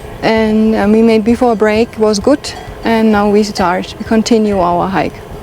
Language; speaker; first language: English; non-native, learner; German